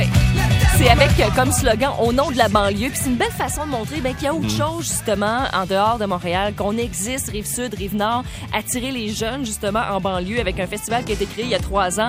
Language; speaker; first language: French; native; French